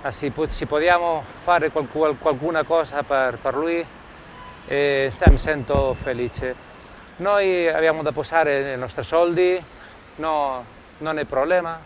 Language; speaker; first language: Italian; non-native, learner; Spanish